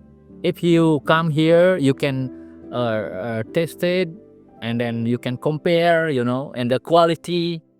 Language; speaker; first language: English; non-native, learner; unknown